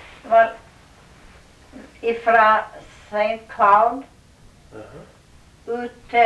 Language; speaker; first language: Norwegian; early bilingual, heritage; Norwegian